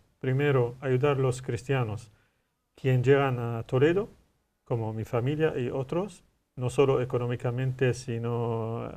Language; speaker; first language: Spanish; non-native, learner; Arabic